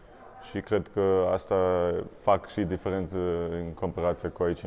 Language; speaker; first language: Romanian; early bilingual, heritage; German